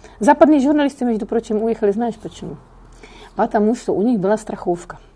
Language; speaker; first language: Russian; non-native, fluent; Czech